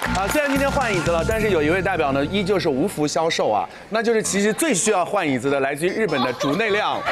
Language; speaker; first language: Chinese; native; Chinese